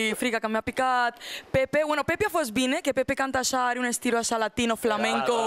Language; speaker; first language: Romanian; non-native, learner; Spanish